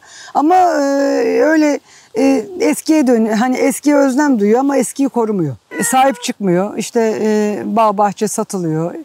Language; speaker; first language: Turkish; native; Turkish